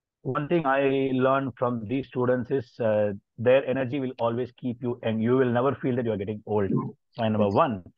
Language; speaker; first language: English; non-native, local second language; Tamil